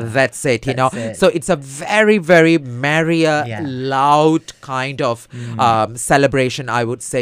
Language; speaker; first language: English; non-native, local second language; Tamil